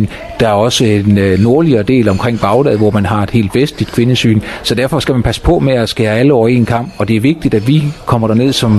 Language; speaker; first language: Danish; native; Danish